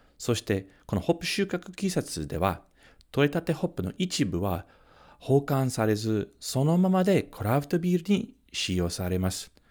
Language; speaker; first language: Japanese; non-native, fluent; English